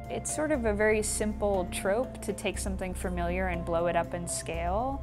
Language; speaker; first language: English; native; English